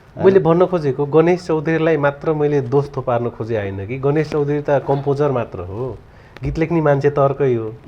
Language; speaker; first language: Nepali; non-native, local second language; Rana Tharu